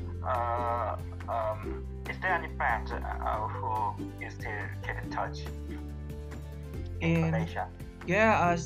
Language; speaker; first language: English; non-native, learner; Korean